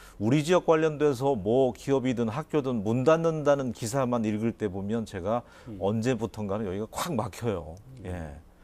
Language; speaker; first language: Korean; native; Korean